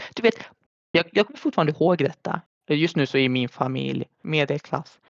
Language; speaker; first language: Swedish; early bilingual, other home language; Arabic